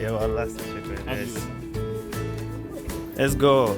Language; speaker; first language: Turkish; non-native, fluent; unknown